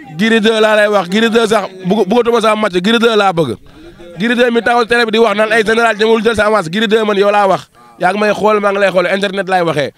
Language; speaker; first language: Wolof; non-native, local second language; Fula